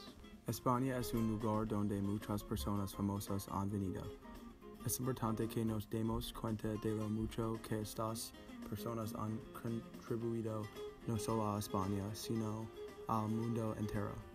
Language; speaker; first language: Spanish; non-native, learner; English